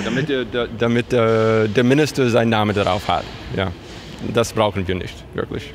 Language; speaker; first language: German; non-native, fluent; English